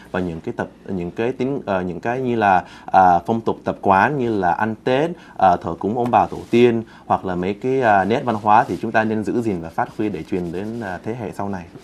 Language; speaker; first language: Vietnamese; early bilingual, heritage; Vietnamese